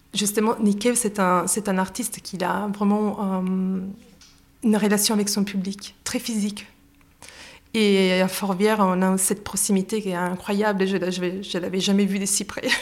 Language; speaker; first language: French; non-native, fluent; Italian